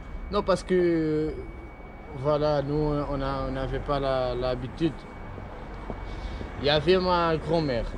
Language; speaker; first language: French; non-native, fluent; Portuguese